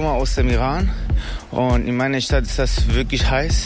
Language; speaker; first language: German; non-native, learner; Persian